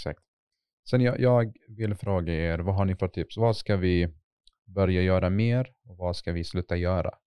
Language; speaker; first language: Swedish; non-native, fluent; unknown